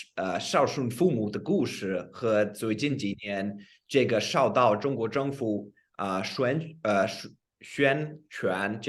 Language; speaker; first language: Chinese; non-native, fluent; English